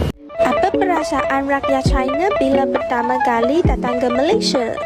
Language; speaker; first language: Malay; native; Malay